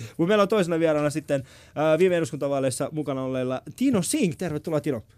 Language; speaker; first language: Finnish; early bilingual, other home language; Persian